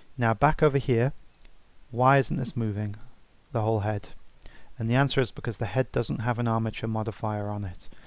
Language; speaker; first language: English; native; English